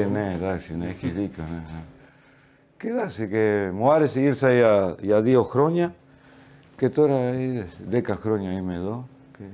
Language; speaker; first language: Greek; non-native, learner; Spanish